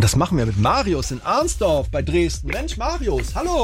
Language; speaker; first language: German; native; German